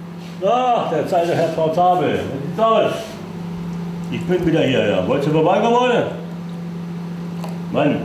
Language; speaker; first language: German; native; German